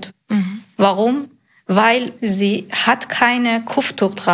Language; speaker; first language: German; non-native, learner; Persian